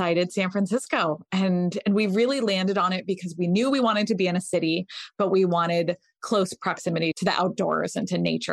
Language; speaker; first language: English; native; English